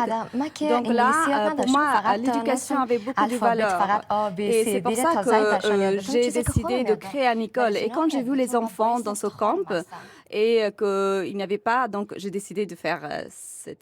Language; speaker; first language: French; non-native, learner; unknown